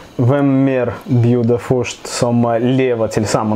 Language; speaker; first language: Swedish; non-native, learner; Russian